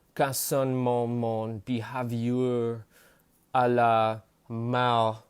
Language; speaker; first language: French; non-native, learner; English